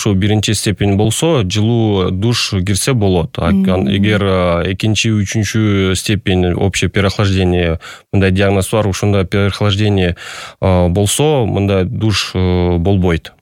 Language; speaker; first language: Kyrgyz; non-native, local second language; Russian